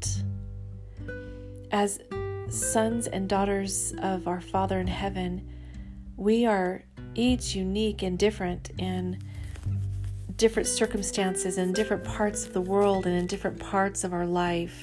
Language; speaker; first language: English; native; English